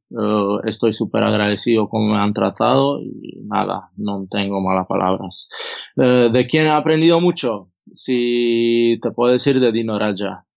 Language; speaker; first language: Spanish; non-native, fluent; Croatian